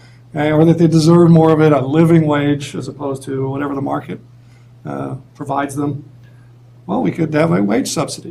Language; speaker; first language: English; native; English